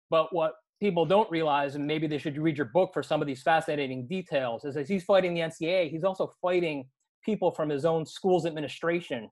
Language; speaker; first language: English; native; English